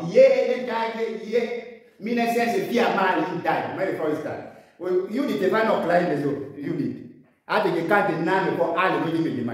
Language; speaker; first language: German; non-native, learner; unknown